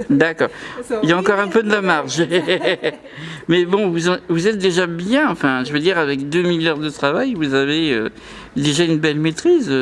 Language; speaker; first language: French; native; French